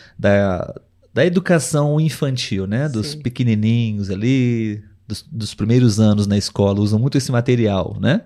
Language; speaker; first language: Portuguese; native; Portuguese